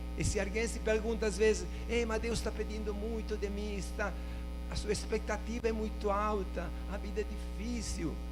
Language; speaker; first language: Portuguese; non-native, fluent; Italian